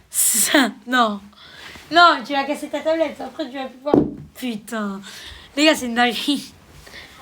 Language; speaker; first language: French; native; French